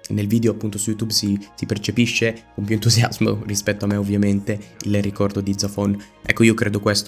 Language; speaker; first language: Italian; native; Italian